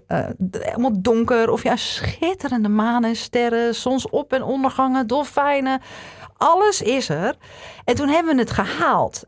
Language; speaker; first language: Dutch; native; Dutch